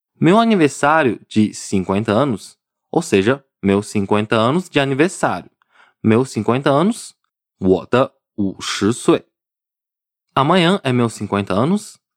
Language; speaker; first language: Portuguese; non-native, fluent; Chinese